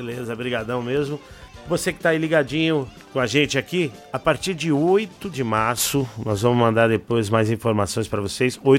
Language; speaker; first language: Portuguese; native; Portuguese